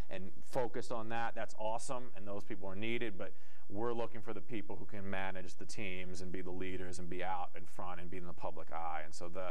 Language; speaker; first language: English; native; English